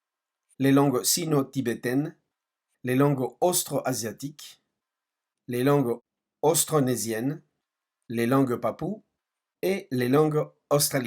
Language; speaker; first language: French; non-native, fluent; Spanish